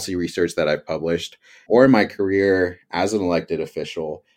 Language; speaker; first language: English; native; English